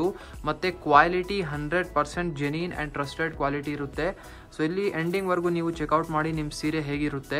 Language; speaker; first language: Kannada; native; Kannada